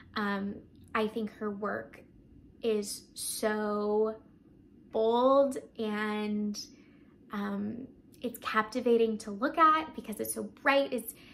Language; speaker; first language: English; native; English